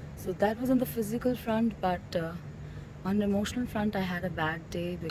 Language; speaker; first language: English; non-native, local second language; Hindi